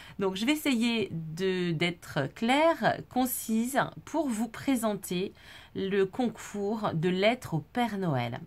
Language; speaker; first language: French; native; French